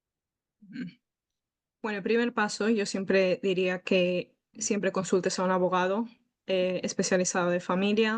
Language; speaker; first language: Spanish; native; Spanish